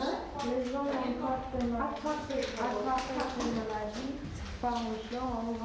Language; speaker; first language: French; non-native, learner; Russian